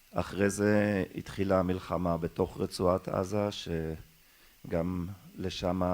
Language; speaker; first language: Hebrew; early bilingual, other home language; German